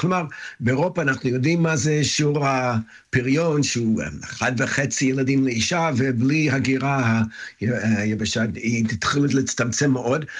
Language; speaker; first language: Hebrew; non-native, fluent; English